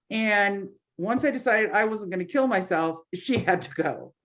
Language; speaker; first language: English; native; English